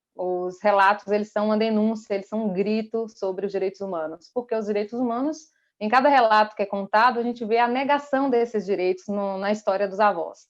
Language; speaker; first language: Portuguese; native; Portuguese